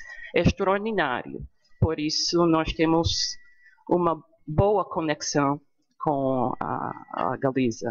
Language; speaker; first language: Portuguese; non-native, fluent; English